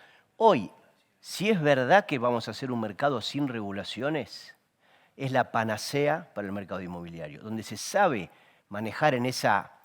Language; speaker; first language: Spanish; native; Spanish